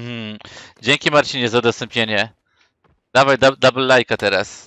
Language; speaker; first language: Polish; native; Polish